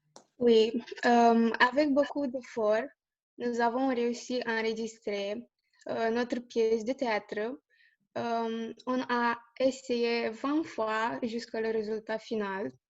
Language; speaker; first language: French; non-native, learner; Romanian